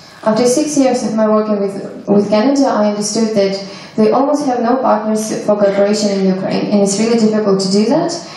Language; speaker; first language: English; non-native, fluent; Ukrainian